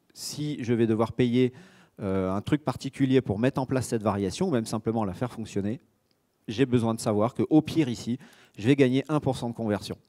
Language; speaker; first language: French; native; French